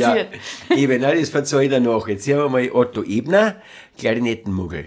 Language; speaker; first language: German; native; German